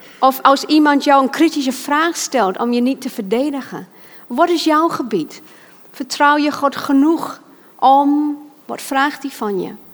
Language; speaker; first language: Dutch; non-native, fluent; English